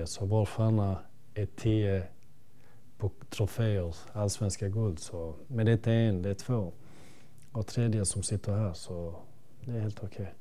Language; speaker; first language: Swedish; early bilingual, other home language; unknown